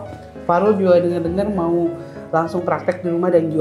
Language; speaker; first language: Indonesian; native; Indonesian